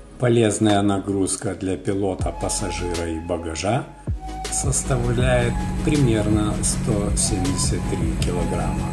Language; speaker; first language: Russian; native; Russian